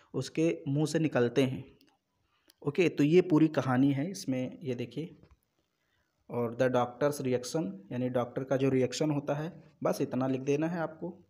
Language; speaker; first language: Hindi; native; Hindi